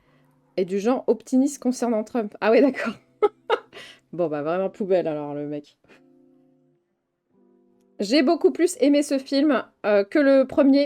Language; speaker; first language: French; native; French